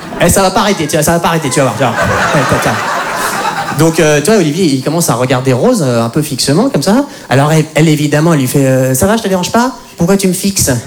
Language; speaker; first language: French; native; French